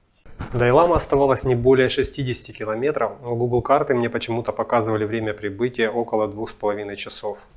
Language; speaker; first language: Russian; native; Russian